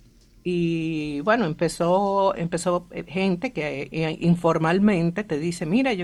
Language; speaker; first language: Spanish; native; Spanish